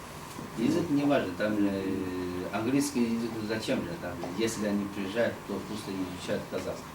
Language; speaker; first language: Russian; non-native, fluent; Chinese